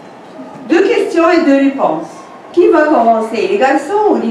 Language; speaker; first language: French; non-native, fluent; Arabic